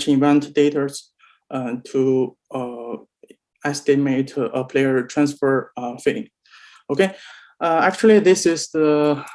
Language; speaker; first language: English; non-native, learner; Chinese